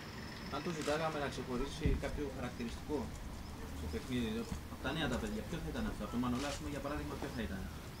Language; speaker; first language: Greek; native; Greek